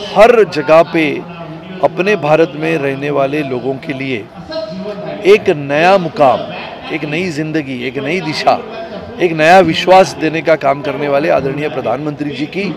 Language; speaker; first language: Hindi; non-native, local second language; Marathi